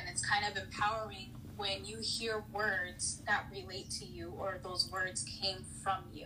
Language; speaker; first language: English; native; English